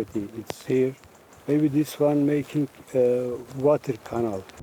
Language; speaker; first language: English; non-native, learner; Turkish